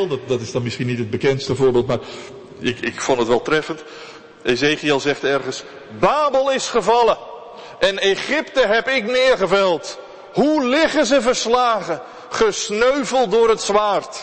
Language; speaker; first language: Dutch; native; Dutch